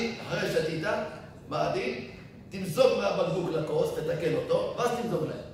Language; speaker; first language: Hebrew; native; Hebrew